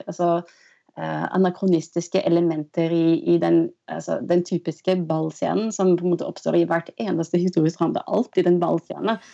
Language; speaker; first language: Norwegian; non-native, fluent; French